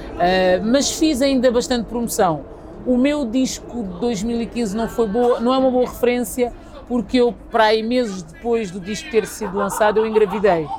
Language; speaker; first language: Portuguese; early bilingual, other home language; Kabuverdianu